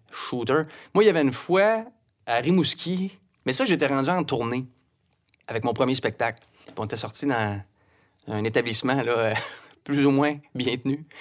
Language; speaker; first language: French; native; French